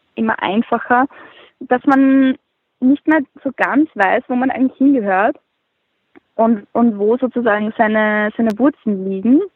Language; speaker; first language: German; native; German